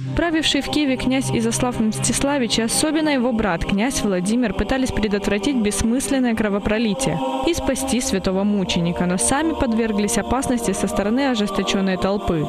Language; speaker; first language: Russian; native; Russian